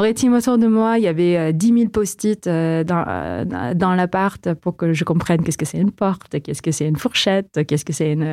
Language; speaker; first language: French; non-native, fluent; Filipino